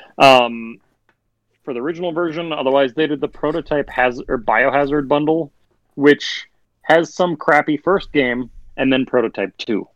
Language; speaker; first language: English; native; English